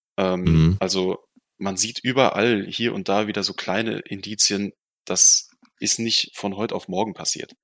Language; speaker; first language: German; non-native, fluent; Russian